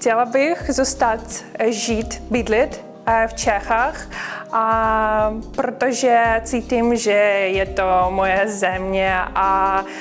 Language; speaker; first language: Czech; non-native, learner; Ukrainian